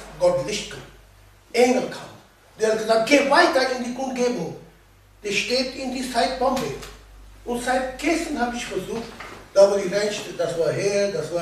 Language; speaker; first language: German; non-native, learner; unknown